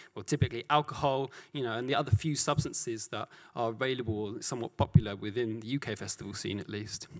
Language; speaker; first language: English; native; English